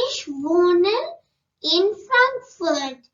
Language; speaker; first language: German; non-native, learner; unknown